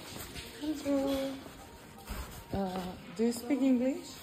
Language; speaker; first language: English; non-native, learner; Slovak